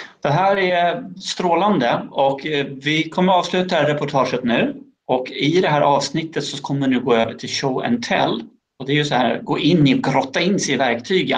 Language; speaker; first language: Swedish; native; Swedish